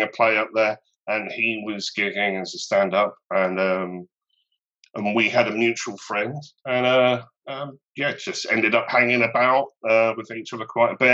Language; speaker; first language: English; native; English